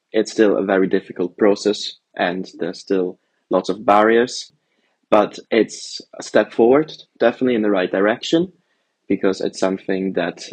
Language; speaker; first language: English; early bilingual, other home language; Italian